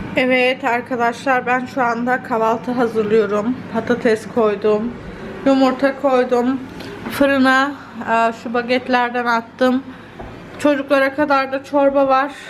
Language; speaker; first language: Turkish; early bilingual, heritage; Turkish